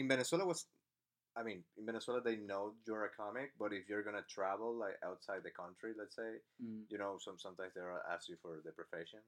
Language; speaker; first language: English; non-native, fluent; Spanish